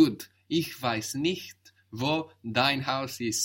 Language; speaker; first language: German; non-native, fluent; English